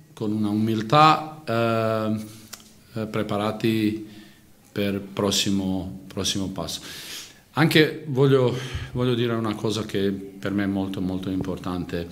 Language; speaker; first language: Italian; non-native, fluent; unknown